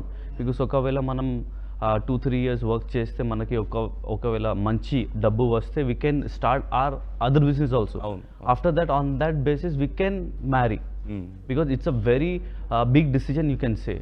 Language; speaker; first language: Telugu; non-native, local second language; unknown